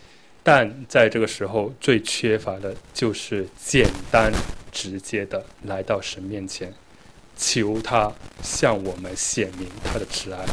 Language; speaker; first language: Chinese; native; Chinese